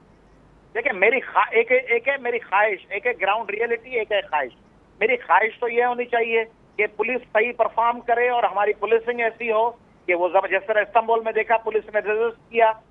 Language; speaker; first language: Urdu; native; Urdu